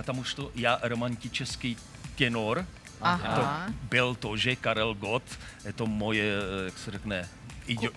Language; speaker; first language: Russian; non-native, learner; Czech